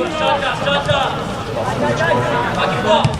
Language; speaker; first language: Italian; native; Italian